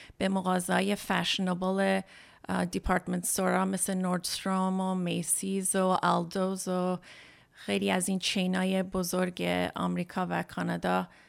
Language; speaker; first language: Persian; early bilingual, heritage; Persian